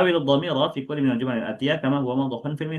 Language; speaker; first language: Arabic; non-native, fluent; Indonesian